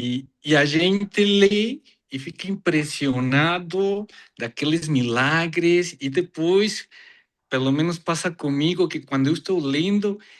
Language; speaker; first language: Portuguese; non-native, fluent; Spanish